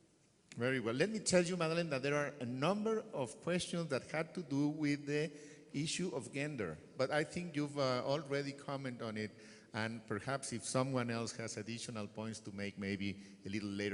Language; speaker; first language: English; non-native, fluent; Spanish